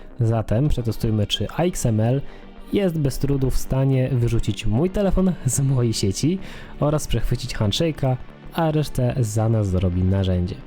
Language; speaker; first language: Polish; native; Polish